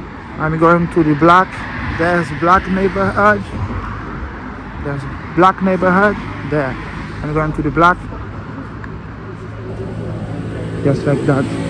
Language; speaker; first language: English; non-native, learner; Portuguese